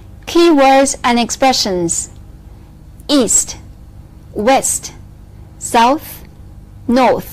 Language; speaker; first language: English; non-native, fluent; Chinese